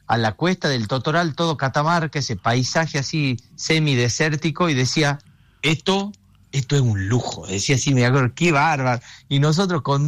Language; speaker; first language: Spanish; native; Spanish